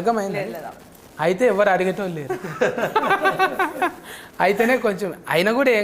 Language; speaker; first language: Telugu; native; Telugu